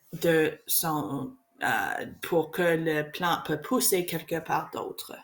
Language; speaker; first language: French; non-native, learner; English